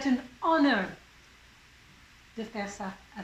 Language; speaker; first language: French; non-native, local second language; English